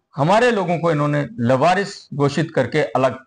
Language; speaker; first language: Hindi; native; Hindi